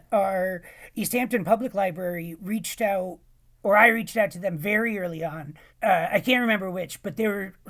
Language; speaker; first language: English; native; English